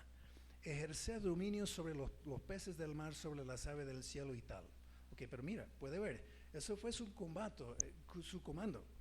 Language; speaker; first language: Spanish; non-native, fluent; English